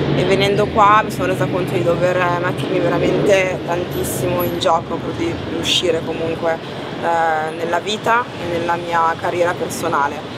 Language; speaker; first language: Italian; early bilingual, other home language; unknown